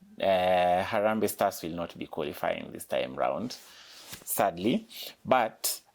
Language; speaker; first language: English; non-native, local second language; Swahili